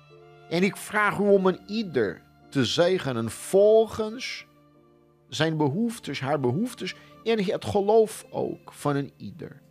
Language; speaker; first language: Dutch; non-native, fluent; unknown